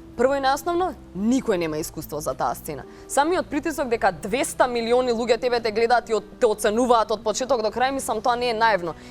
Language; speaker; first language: Macedonian; native; Macedonian